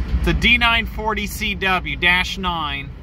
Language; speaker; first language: English; native; English